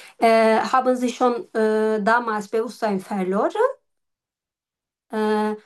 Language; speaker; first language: German; non-native, learner; Turkish